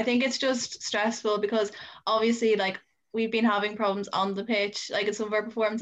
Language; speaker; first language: English; native; English